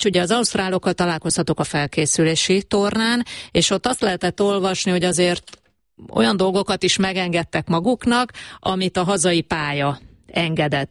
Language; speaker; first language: Hungarian; native; Hungarian